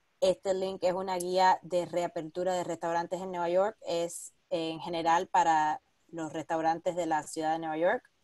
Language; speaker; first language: Spanish; early bilingual, heritage; Spanish